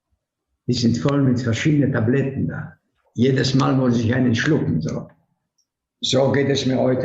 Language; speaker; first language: German; non-native, fluent; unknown